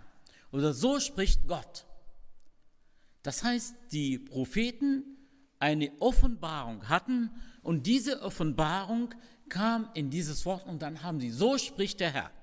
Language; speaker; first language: German; non-native, fluent; Arabic